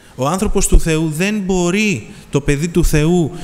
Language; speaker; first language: Greek; native; Greek